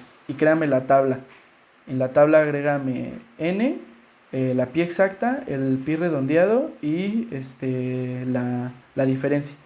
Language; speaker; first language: Spanish; native; Spanish